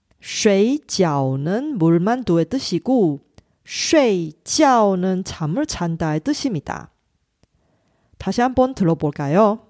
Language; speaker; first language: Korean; non-native, fluent; Chinese